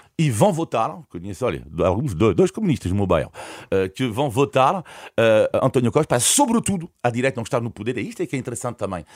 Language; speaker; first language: Portuguese; non-native, fluent; French